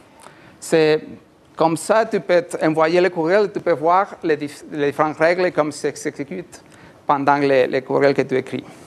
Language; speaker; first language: French; non-native, learner; Spanish